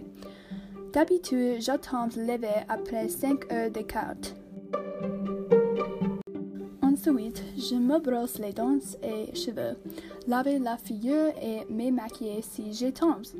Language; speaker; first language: French; non-native, learner; English